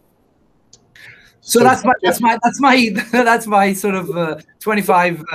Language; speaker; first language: English; native; English